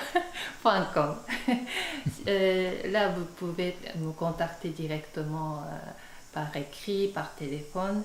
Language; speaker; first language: French; non-native, fluent; Japanese